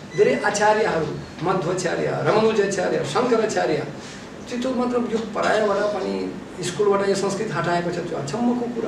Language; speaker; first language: Nepali; non-native, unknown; Russian